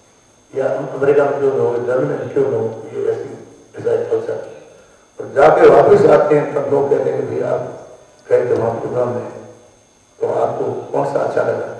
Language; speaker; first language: Hindi; native; Hindi